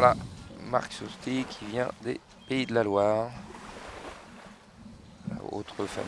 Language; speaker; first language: French; native; French